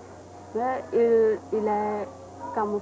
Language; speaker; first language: French; non-native, learner; Khmer